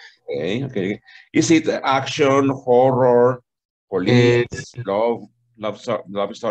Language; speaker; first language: English; non-native, fluent; Spanish